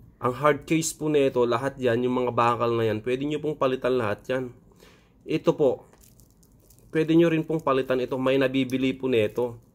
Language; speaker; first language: Filipino; non-native, local second language; Iloko